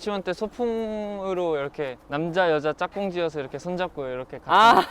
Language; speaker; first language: Korean; native; Korean